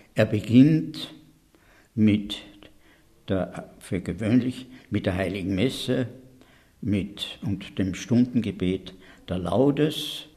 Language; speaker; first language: German; native; German